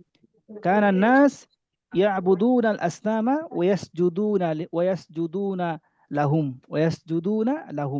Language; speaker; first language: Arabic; non-native, fluent; Bangla